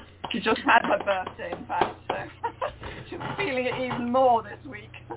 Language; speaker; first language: English; native; English